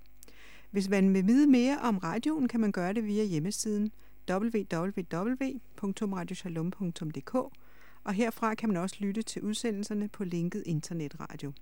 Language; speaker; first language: Danish; native; Danish